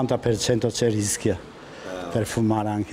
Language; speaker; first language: Italian; non-native, learner; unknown